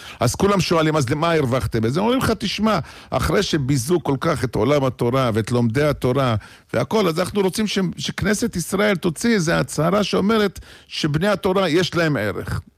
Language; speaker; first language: Hebrew; native; Hebrew